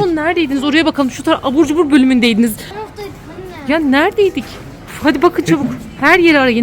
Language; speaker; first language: Turkish; native; Turkish